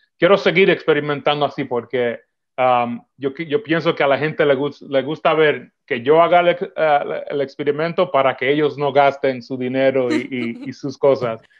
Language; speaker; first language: Spanish; early bilingual, heritage; Spanish